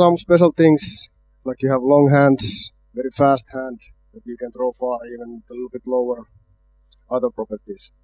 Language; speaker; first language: English; non-native, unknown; Finnish